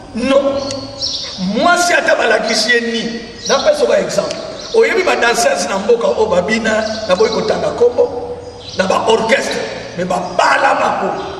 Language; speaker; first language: Lingala; native; Lingala